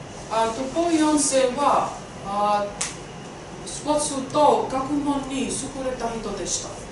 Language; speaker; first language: Japanese; non-native, learner; Tongan